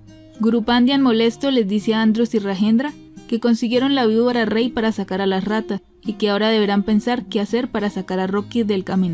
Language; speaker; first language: Spanish; native; Spanish